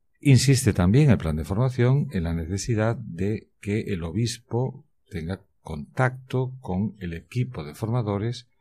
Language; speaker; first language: Spanish; native; Spanish